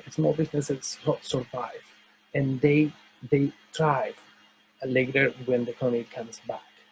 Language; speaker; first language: English; non-native, fluent; Spanish